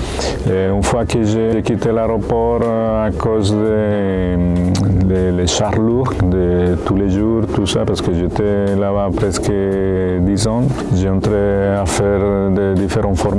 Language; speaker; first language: French; non-native, fluent; Spanish